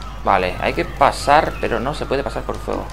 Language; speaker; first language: Spanish; native; Spanish